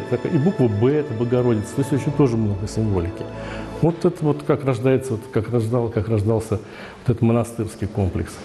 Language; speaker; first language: Russian; native; Russian